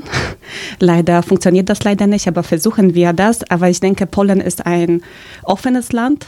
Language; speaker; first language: German; early bilingual, other home language; Polish